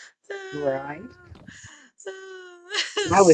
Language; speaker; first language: English; native; English